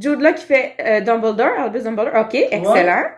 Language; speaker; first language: French; native; French